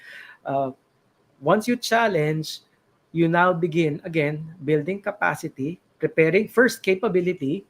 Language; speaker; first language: English; non-native, local second language; Filipino